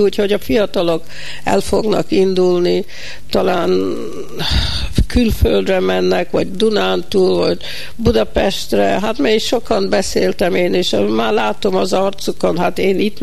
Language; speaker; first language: Hungarian; early bilingual, heritage; Hungarian